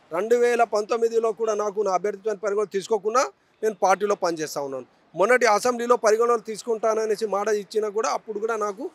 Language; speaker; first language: Telugu; non-native, local second language; Lambadi